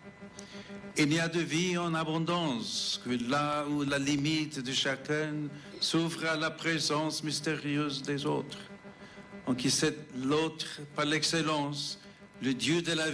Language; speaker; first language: French; non-native, fluent; English